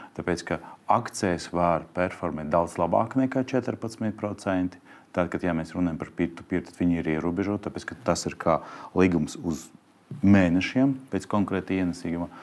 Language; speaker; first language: Latvian; non-native, local second language; Russian